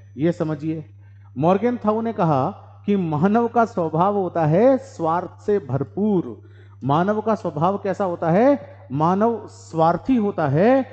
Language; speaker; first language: Hindi; native; Hindi